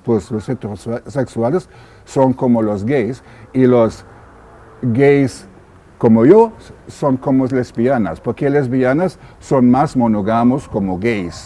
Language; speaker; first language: Spanish; non-native, learner; German